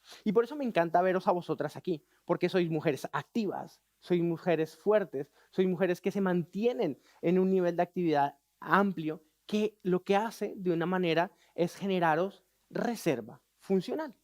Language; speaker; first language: Spanish; native; Spanish